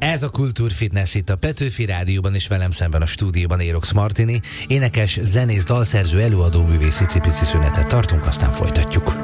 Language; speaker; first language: Hungarian; native; Hungarian